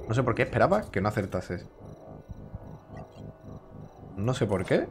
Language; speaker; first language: Spanish; native; Spanish